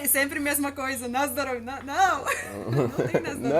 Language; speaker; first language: Portuguese; non-native, learner; Russian